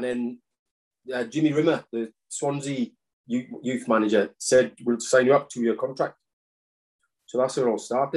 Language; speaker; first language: English; native; English